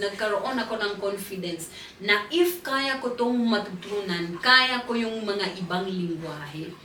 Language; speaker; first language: Filipino; non-native, fluent; Swahili